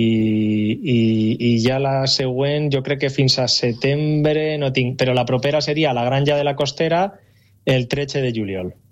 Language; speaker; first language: Catalan; native; Catalan